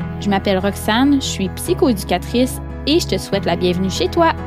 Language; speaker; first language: French; native; French